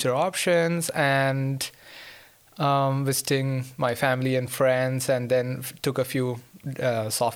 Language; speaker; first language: English; non-native, local second language; Malayalam